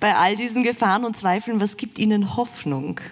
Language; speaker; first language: German; native; German